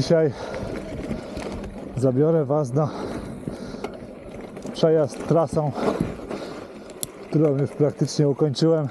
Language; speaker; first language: Polish; native; Polish